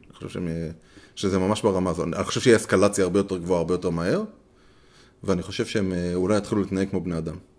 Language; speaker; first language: Hebrew; native; Hebrew